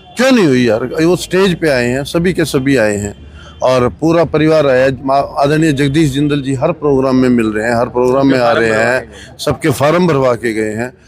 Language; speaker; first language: Hindi; native; Hindi